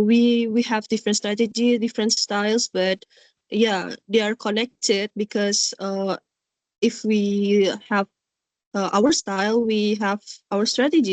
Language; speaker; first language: English; non-native, learner; Indonesian